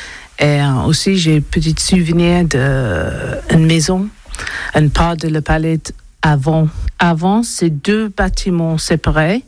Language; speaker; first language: French; non-native, learner; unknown